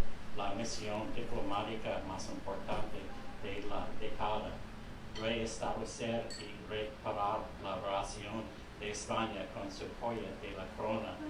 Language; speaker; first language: Spanish; non-native, fluent; English